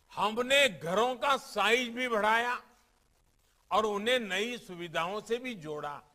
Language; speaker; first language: Hindi; non-native, local second language; Gujarati